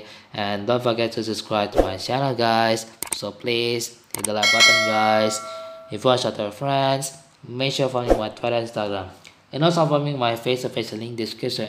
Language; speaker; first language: English; non-native, learner; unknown